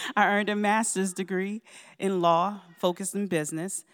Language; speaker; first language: English; native; English